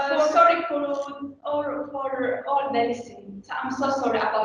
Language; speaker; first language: English; non-native, learner; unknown